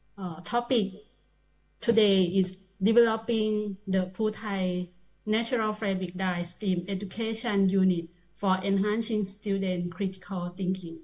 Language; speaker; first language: English; non-native, learner; Thai